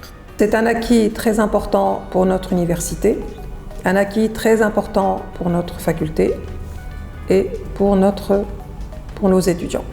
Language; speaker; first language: French; non-native, local second language; Arabic